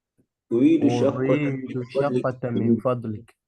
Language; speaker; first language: Arabic; non-native, learner; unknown